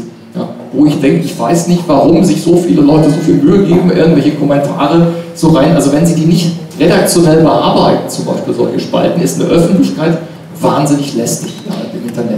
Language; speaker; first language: German; native; German